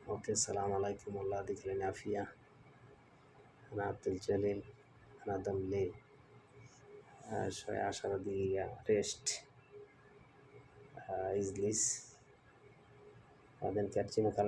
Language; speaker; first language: Arabic; non-native, learner; Bangla